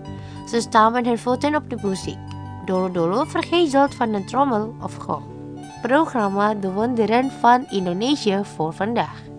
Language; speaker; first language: Dutch; non-native, fluent; Indonesian